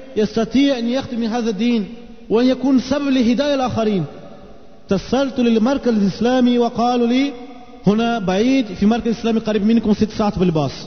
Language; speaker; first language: Arabic; non-native, fluent; Portuguese